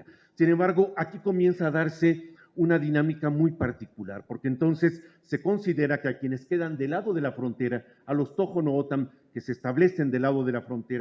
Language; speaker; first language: Spanish; native; Spanish